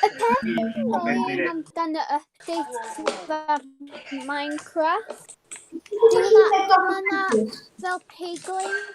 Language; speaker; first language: Welsh; non-native, local second language; English